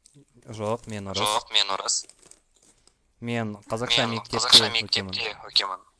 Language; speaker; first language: Kazakh; non-native, learner; Russian